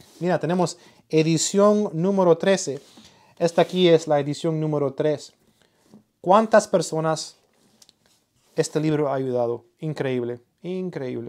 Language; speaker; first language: Spanish; early bilingual, heritage; Spanish